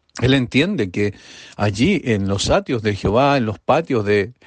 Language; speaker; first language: Spanish; native; Spanish